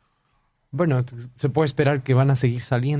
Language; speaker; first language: Spanish; native; Spanish